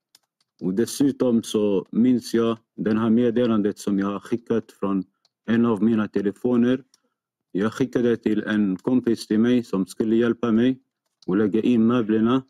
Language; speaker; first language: Swedish; non-native, fluent; Arabic